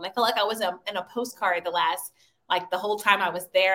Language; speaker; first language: English; native; English